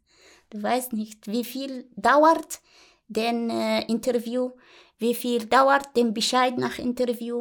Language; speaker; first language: German; non-native, learner; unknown